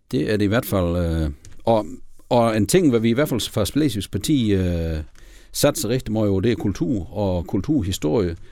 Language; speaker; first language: Danish; native; Danish